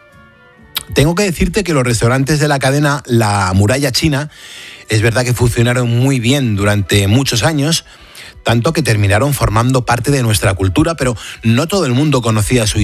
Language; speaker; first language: Spanish; native; Spanish